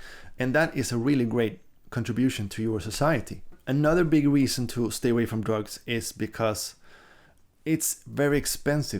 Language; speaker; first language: English; non-native, fluent; Swedish